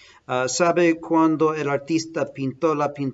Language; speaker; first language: Spanish; non-native, fluent; English